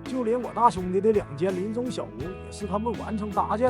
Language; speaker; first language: Chinese; native; Chinese